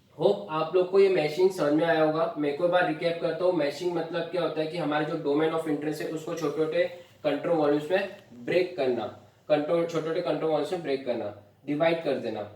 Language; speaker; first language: Hindi; non-native, local second language; Marathi